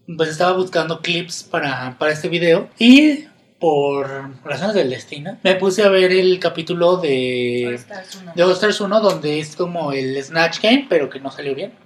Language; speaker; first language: Spanish; native; Spanish